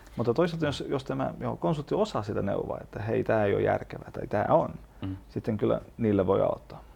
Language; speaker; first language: Finnish; non-native, fluent; Estonian